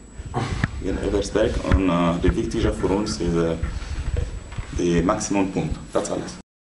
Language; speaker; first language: German; non-native, learner; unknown